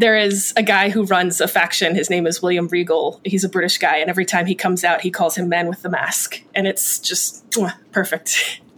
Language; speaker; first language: English; native; English